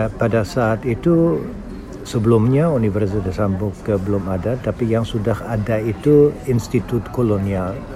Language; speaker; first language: Indonesian; non-native, fluent; German